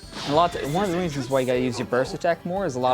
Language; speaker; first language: English; native; English